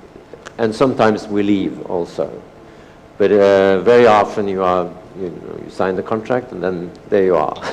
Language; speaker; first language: English; non-native, fluent; Norwegian